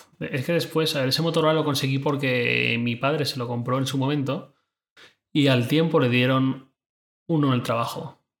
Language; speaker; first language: Spanish; native; Spanish